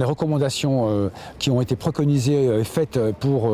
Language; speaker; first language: French; native; French